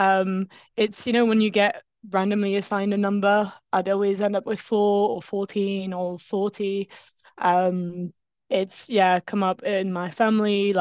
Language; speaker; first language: English; non-native, fluent; French